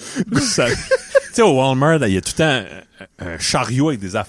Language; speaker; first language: French; native; French